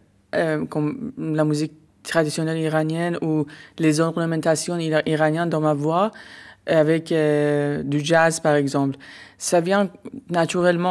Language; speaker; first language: French; non-native, learner; Persian